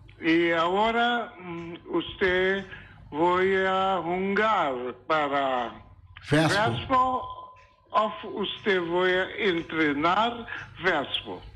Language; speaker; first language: Spanish; non-native, learner; Papiamento